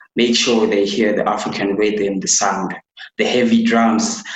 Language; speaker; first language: English; non-native, local second language; Xhosa